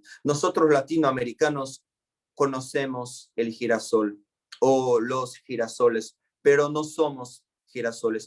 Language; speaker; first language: Spanish; non-native, fluent; Portuguese